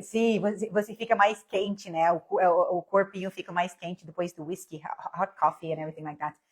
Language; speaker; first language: Portuguese; non-native, fluent; English